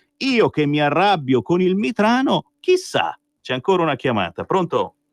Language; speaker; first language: Italian; native; Italian